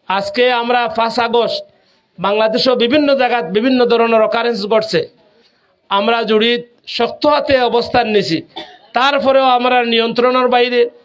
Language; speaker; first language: Bangla; native; Bangla